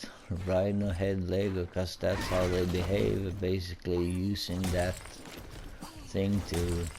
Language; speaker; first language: English; non-native, fluent; Swedish